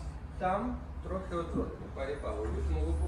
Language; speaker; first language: Polish; non-native, fluent; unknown